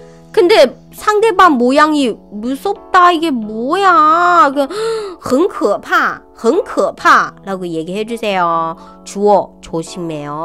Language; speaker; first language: Korean; non-native, fluent; Chinese